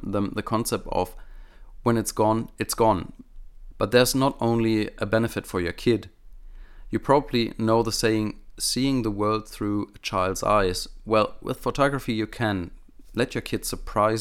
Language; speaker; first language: English; non-native, fluent; German